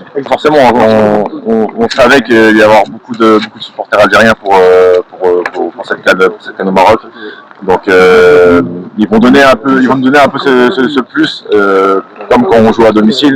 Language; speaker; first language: French; native; French